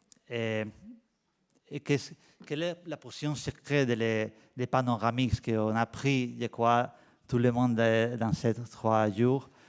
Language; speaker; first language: French; non-native, learner; Spanish